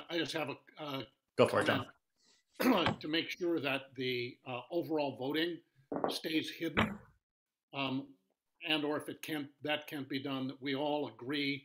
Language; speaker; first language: English; native; English